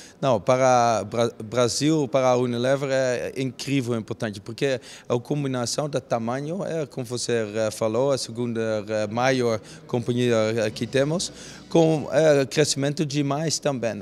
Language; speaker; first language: Portuguese; non-native, learner; Dutch